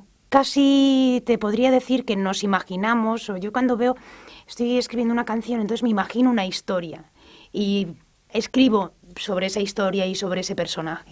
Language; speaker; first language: Spanish; native; Spanish